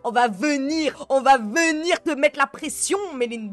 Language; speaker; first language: French; native; French